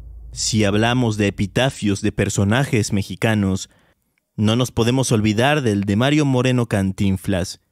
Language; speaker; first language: Spanish; native; Spanish